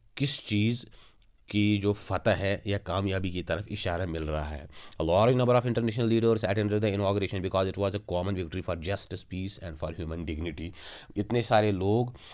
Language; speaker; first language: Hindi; non-native, local second language; Kashmiri